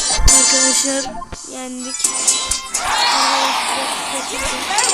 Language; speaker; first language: Turkish; native; Turkish